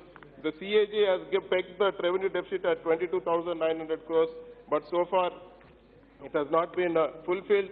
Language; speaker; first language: English; non-native, local second language; Telugu